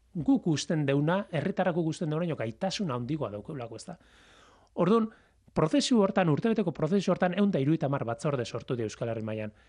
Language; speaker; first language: Basque; native; Basque